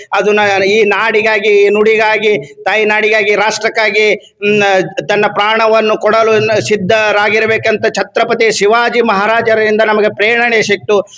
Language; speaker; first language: Kannada; native; Kannada